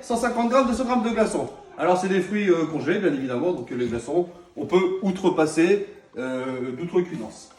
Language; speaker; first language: French; native; French